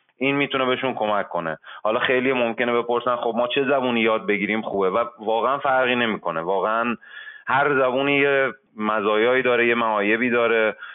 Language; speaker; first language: Persian; native; Persian